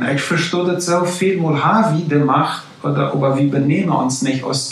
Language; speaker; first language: German; non-native, local second language; Plautdietsch